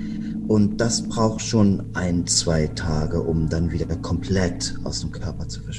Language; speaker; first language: German; native; German